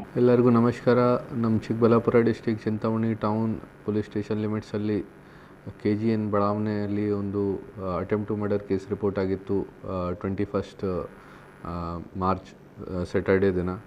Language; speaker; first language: Kannada; non-native, local second language; Urdu